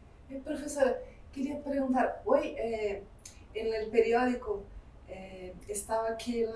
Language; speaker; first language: Spanish; non-native, fluent; Portuguese